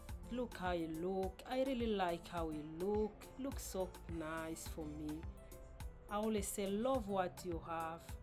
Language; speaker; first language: English; non-native, learner; Lingala